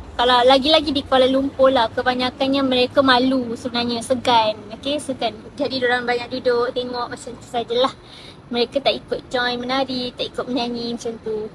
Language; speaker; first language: Malay; native; Malay